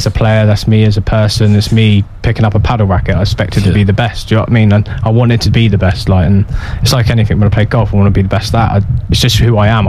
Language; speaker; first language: English; native; English